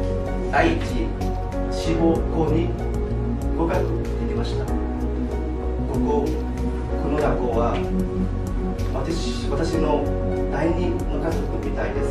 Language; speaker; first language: Japanese; non-native, fluent; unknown